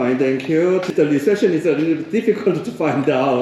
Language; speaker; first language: English; non-native, learner; Korean